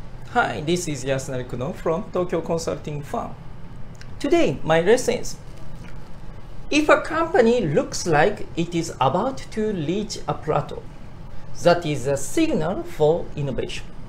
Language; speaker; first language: English; non-native, fluent; Japanese